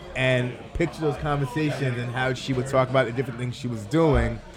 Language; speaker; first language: English; native; English